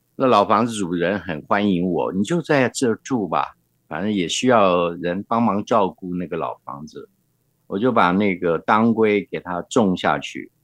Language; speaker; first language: Chinese; non-native, local second language; Hakka Chinese